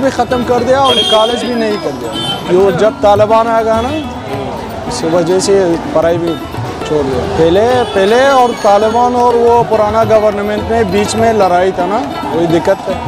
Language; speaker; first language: Hindi; non-native, learner; Persian